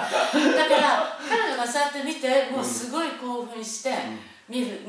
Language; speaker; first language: Japanese; native; Japanese